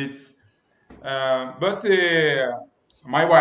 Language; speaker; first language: English; non-native, learner; Portuguese